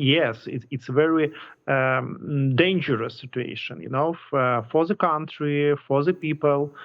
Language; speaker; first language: English; non-native, learner; Ukrainian